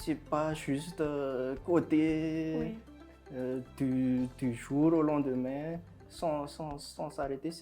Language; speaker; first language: French; non-native, local second language; Malagasy